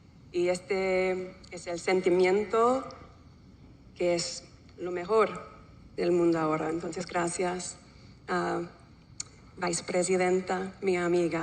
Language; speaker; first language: Spanish; non-native, learner; English